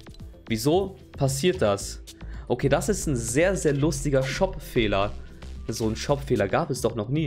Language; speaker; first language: German; native; German